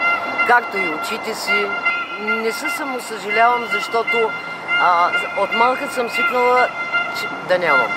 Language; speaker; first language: Bulgarian; native; Bulgarian